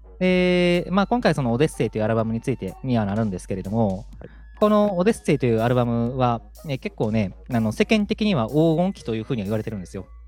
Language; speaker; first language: Japanese; native; Japanese